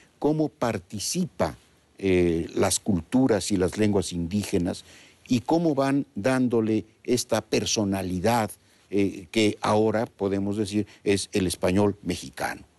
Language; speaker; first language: Spanish; native; Spanish